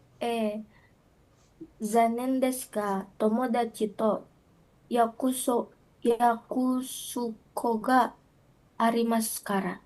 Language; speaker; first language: Japanese; non-native, learner; Indonesian